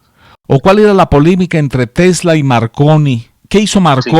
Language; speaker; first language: Spanish; native; Spanish